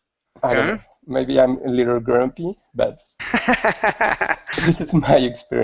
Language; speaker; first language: English; non-native, learner; Spanish